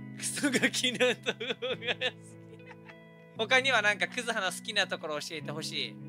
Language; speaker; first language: Japanese; native; Japanese